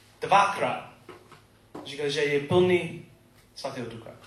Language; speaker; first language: Czech; non-native, learner; English